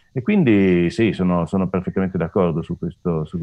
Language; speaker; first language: Italian; native; Italian